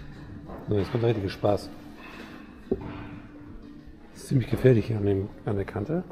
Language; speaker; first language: German; native; German